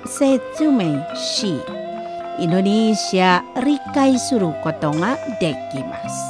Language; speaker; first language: Japanese; non-native, fluent; Indonesian